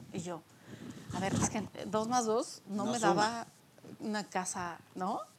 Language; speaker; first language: Spanish; early bilingual, other home language; Polish